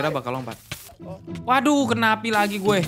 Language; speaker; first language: Indonesian; native; Indonesian